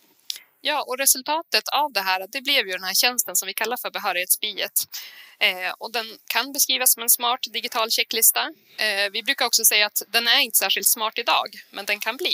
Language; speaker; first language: Swedish; native; Swedish